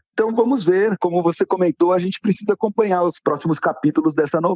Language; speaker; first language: Portuguese; native; Portuguese